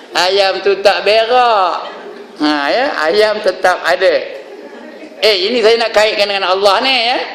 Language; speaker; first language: Malay; native; Malay